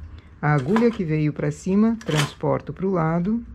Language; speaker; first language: Portuguese; native; Portuguese